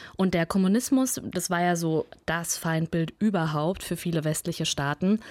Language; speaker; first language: German; early bilingual, other home language; Russian